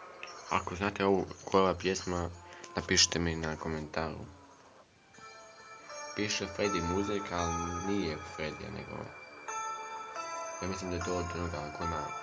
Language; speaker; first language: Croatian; early bilingual, heritage; Croatian